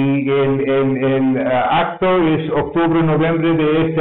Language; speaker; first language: Spanish; non-native, learner; English